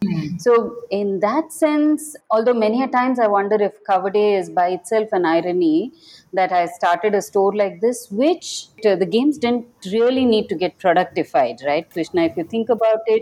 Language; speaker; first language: English; non-native, local second language; Kannada